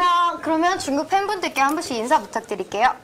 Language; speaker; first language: Korean; native; Korean